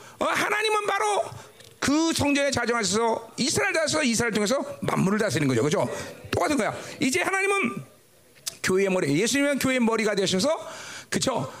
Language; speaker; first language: Korean; native; Korean